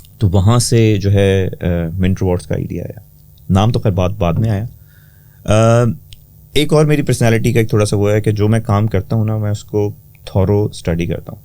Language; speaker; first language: Urdu; native; Urdu